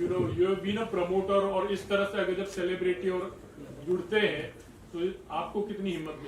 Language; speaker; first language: Hindi; native; Hindi